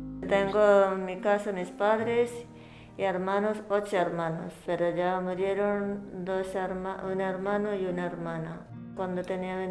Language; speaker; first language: Spanish; non-native, learner; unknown